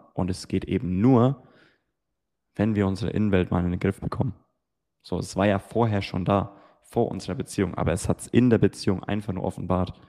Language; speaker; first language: German; native; German